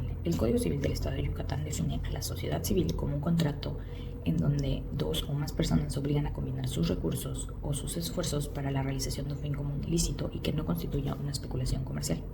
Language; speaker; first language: Spanish; native; Spanish